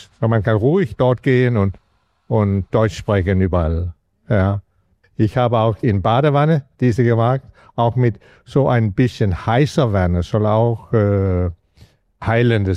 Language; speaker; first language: German; non-native, fluent; Danish